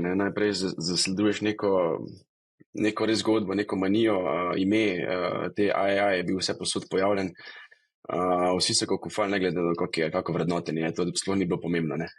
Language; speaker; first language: Slovenian; native; Slovenian